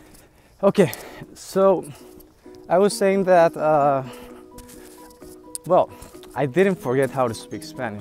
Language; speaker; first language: English; non-native, fluent; Spanish